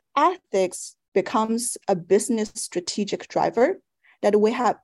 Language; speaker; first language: English; non-native, fluent; Chinese